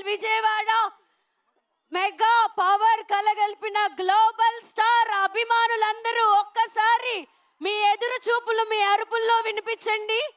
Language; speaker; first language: Telugu; native; Telugu